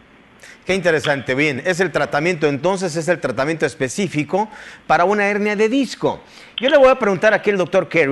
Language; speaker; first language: Spanish; native; Spanish